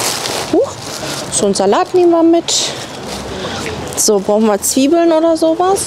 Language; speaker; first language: German; native; German